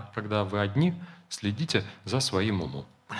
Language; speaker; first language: Russian; native; Russian